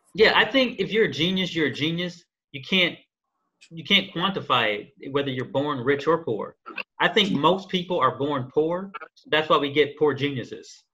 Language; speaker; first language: English; native; English